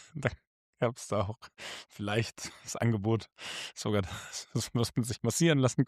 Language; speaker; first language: German; native; German